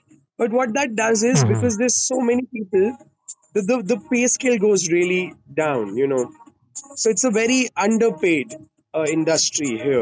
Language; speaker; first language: English; non-native, local second language; Hindi